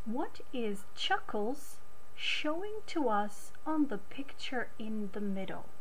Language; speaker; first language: English; non-native, fluent; Macedonian